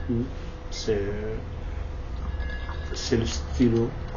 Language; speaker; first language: French; non-native, learner; Kurdish